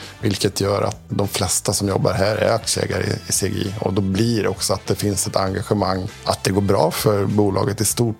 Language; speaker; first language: Swedish; native; Swedish